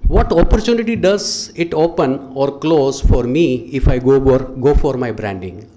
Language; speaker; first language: English; non-native, local second language; Gujarati